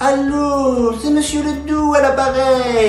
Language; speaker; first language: French; native; French